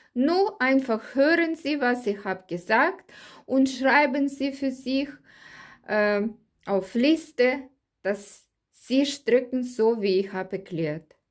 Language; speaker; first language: German; non-native, learner; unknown